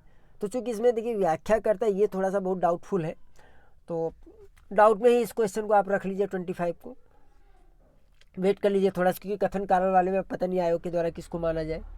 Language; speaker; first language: Hindi; native; Hindi